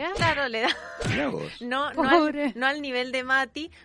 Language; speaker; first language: Spanish; native; Spanish